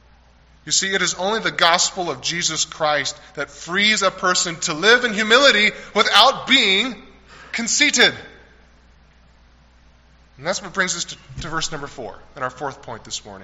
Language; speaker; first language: English; native; English